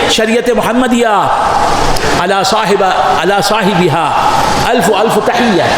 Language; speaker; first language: Urdu; native; Urdu